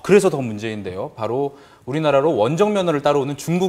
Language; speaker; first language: Korean; native; Korean